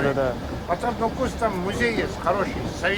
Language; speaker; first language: Russian; non-native, local second language; Kara-Kalpak